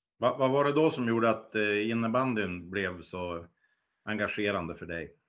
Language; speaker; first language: Swedish; native; Swedish